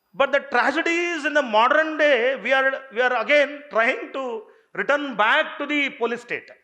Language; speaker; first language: English; non-native, local second language; Kannada